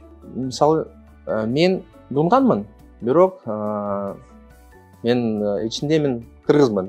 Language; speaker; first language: Kyrgyz; non-native, local second language; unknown